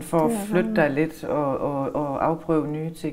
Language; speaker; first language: Danish; native; Danish